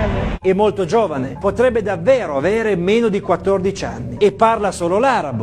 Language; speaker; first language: Italian; native; Italian